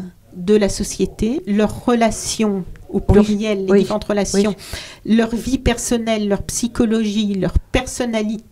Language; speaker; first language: French; native; French